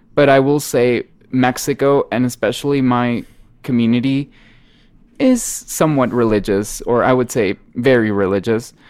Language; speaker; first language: English; non-native, fluent; Spanish